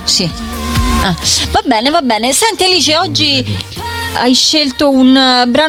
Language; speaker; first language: Italian; native; Italian